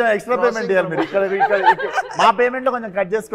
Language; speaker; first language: Telugu; native; Telugu